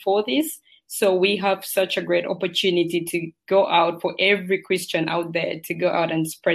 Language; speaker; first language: English; non-native, local second language; Ganda